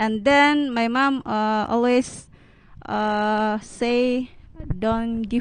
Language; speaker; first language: English; non-native, learner; Indonesian